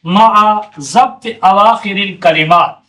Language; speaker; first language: Arabic; non-native, fluent; Urdu